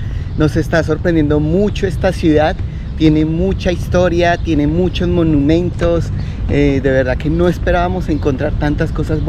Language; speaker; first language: Spanish; native; Spanish